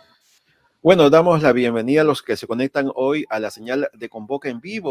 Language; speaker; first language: Spanish; native; Spanish